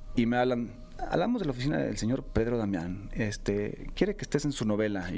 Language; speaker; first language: Spanish; native; Spanish